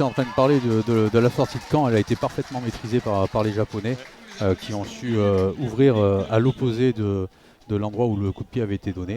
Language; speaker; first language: French; native; French